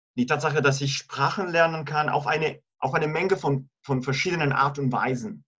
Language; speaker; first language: German; non-native, fluent; Italian